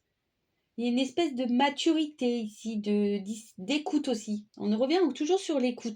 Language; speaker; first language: French; native; French